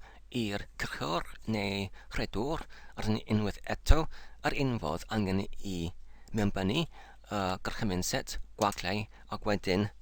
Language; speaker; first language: Welsh; non-native, learner; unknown